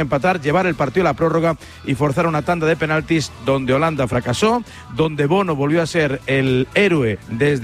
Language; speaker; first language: Spanish; native; Spanish